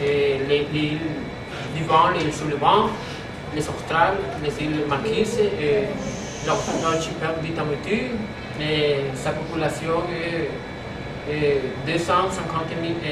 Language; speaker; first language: French; non-native, learner; Spanish